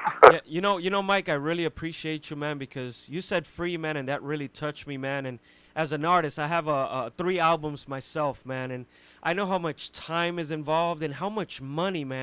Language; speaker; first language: English; early bilingual, other home language; Spanish